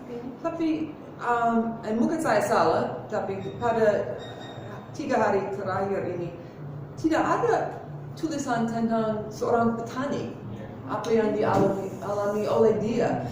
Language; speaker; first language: Indonesian; non-native, fluent; English